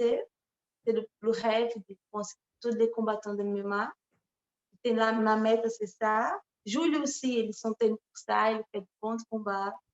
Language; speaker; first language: French; non-native, learner; Portuguese